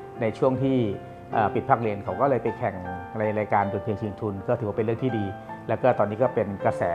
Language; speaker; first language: Thai; native; Thai